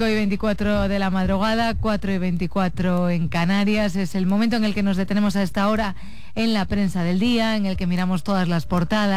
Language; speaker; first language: Spanish; native; Spanish